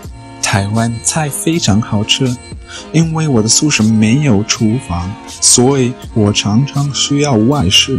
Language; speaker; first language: Chinese; non-native, learner; English